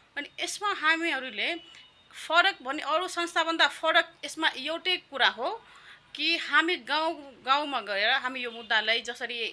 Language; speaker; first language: Nepali; non-native, local second language; Maithili